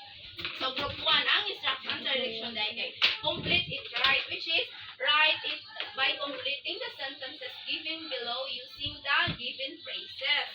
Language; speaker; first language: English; non-native, local second language; Cebuano